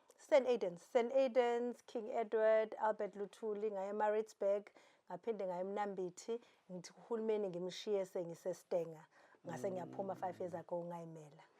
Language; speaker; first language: Zulu; native; Zulu